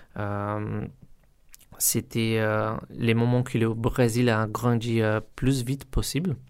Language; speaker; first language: French; non-native, learner; Portuguese